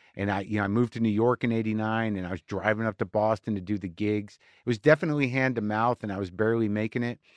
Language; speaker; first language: English; native; English